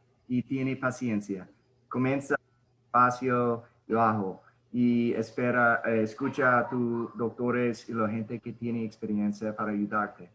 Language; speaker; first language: Spanish; early bilingual, heritage; Spanish